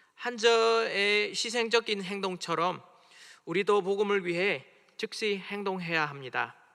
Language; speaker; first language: Korean; non-native, fluent; Vietnamese